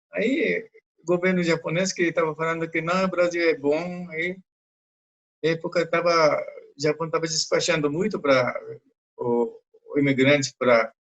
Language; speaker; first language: Portuguese; non-native, fluent; Japanese